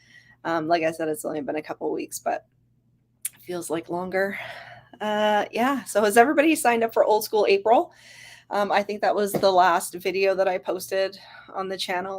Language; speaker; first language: English; native; English